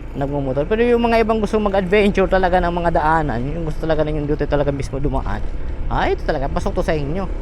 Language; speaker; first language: Filipino; non-native, local second language; Bikol